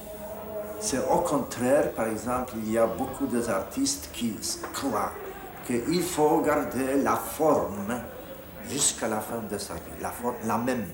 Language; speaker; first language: French; non-native, fluent; Polish